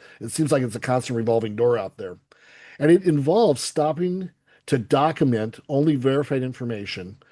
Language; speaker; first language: English; native; English